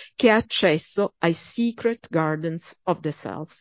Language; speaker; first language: Italian; native; Italian